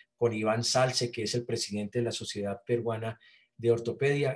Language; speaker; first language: Spanish; native; Spanish